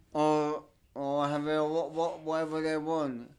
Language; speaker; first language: English; non-native, fluent; Turkish